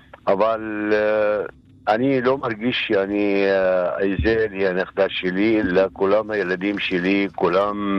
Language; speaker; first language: Hebrew; non-native, local second language; Arabic